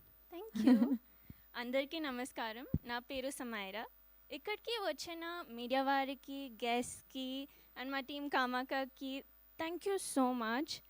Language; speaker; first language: Telugu; non-native, learner; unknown